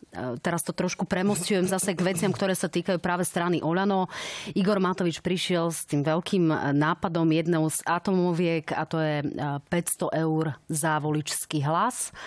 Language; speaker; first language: Slovak; native; Slovak